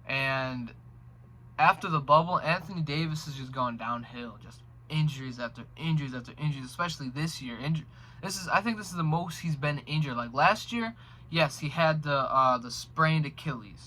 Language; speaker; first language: English; native; English